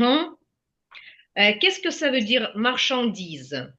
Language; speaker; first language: French; non-native, fluent; Ukrainian